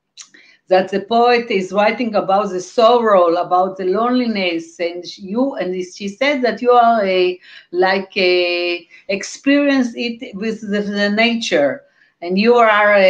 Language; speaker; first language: English; non-native, fluent; Hebrew